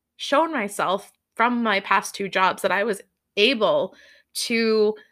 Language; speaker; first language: English; native; English